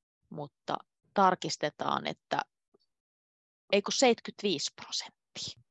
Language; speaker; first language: Finnish; native; Finnish